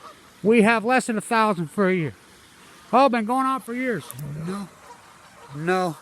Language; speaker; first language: English; native; English